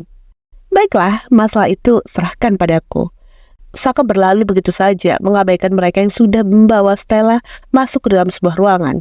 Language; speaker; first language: Indonesian; native; Indonesian